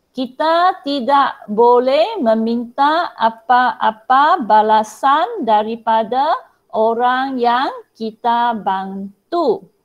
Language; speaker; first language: Malay; non-native, local second language; Chinese